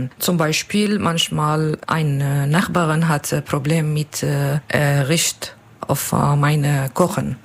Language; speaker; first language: German; non-native, learner; Turkish